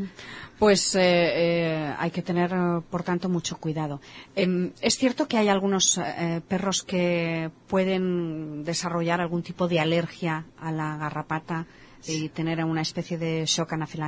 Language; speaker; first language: Spanish; native; Spanish